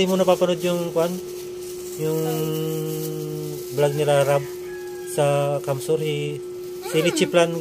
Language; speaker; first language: Filipino; native; Filipino